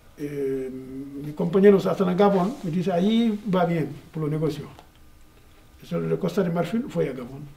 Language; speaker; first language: Spanish; non-native, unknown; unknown